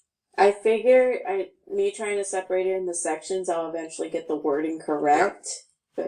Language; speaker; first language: English; native; English